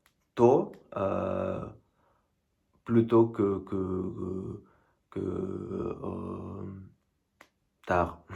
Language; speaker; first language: French; non-native, learner; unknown